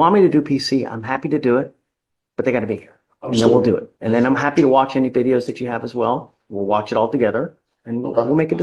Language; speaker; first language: English; native; English